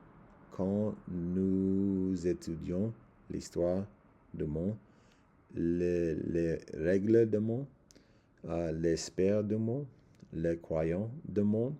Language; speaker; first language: French; non-native, learner; English